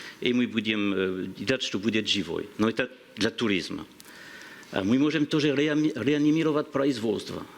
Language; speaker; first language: Russian; non-native, learner; French